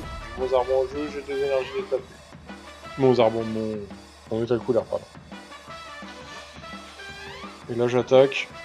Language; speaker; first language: French; native; French